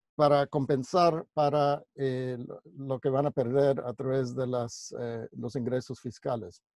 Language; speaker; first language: Spanish; non-native, fluent; English